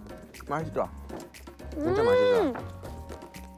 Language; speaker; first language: Korean; non-native, learner; English